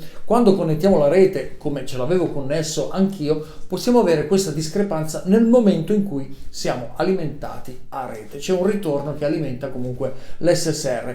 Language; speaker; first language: Italian; native; Italian